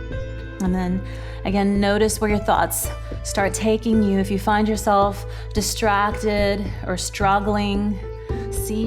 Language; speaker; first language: English; native; English